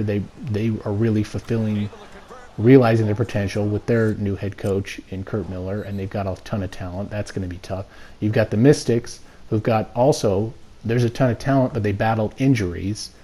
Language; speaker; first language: English; native; English